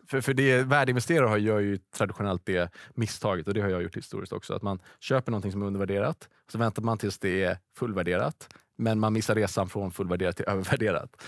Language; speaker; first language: Swedish; native; Swedish